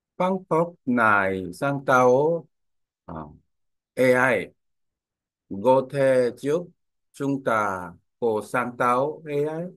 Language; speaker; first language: Vietnamese; non-native, learner; Korean